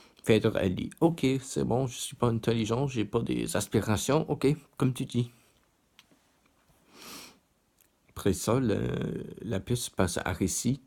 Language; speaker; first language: French; non-native, learner; English